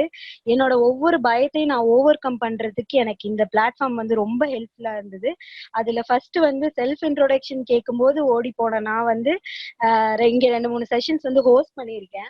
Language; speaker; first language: Tamil; native; Tamil